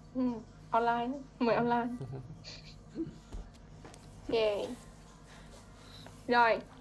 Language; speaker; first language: English; non-native, fluent; Vietnamese